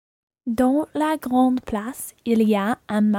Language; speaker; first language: French; non-native, learner; English